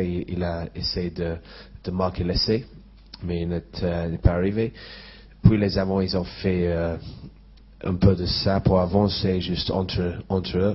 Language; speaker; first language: French; non-native, fluent; English